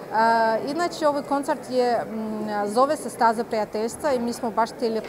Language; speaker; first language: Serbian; non-native, fluent; Azerbaijani